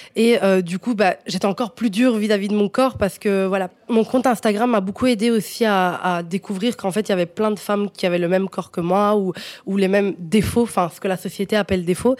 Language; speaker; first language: French; non-native, fluent; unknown